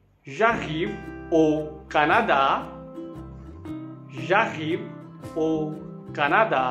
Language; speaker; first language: French; non-native, fluent; Hindi